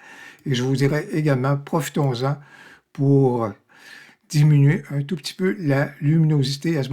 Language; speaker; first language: French; native; French